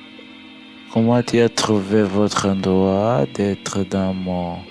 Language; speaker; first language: French; non-native, learner; English